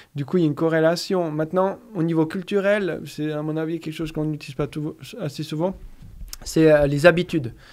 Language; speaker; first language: French; native; French